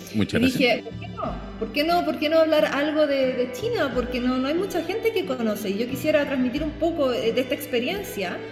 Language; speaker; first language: Spanish; native; Spanish